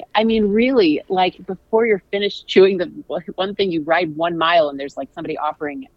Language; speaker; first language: English; native; English